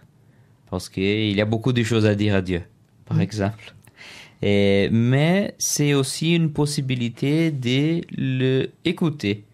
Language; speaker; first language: French; non-native, learner; Portuguese